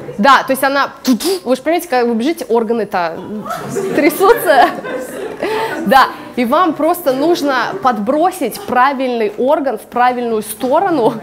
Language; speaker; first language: Russian; early bilingual, heritage; English